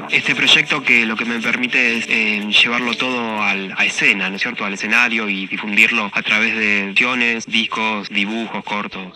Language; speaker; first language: Spanish; native; Spanish